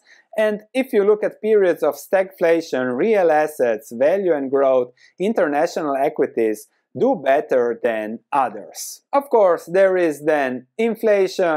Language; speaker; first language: English; non-native, fluent; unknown